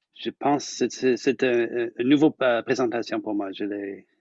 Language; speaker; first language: French; non-native, learner; English